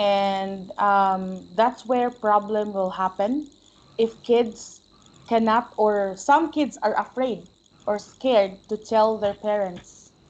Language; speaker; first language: English; non-native, fluent; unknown